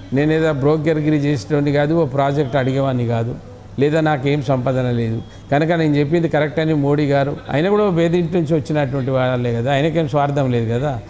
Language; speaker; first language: Telugu; non-native, local second language; Lambadi